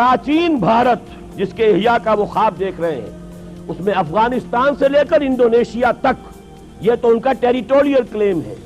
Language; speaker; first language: Urdu; native; Urdu